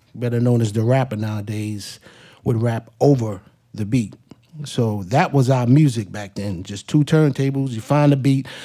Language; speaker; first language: English; native; English